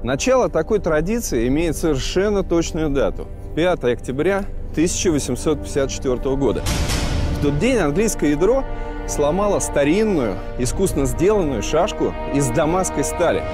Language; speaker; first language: Russian; native; Russian